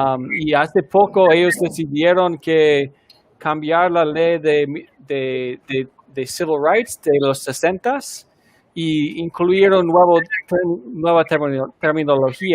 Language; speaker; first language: Spanish; non-native, fluent; English